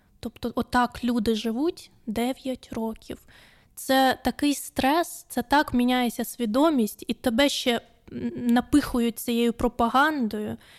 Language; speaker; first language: Ukrainian; non-native, local second language; Russian